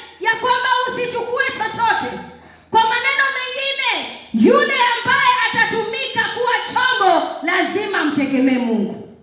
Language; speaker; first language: Swahili; non-native, local second language; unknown